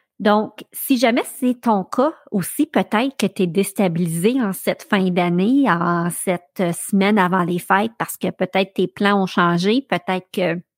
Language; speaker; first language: French; native; French